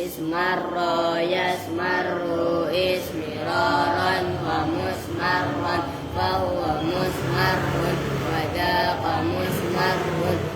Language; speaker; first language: Arabic; non-native, learner; Indonesian